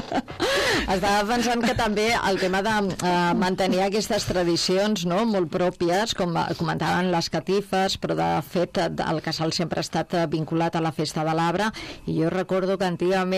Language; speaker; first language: Catalan; native; Catalan